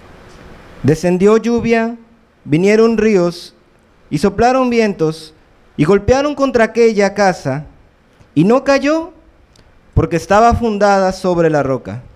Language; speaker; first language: Spanish; native; Spanish